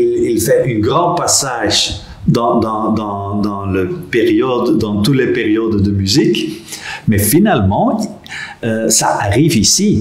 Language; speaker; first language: French; non-native, local second language; Dutch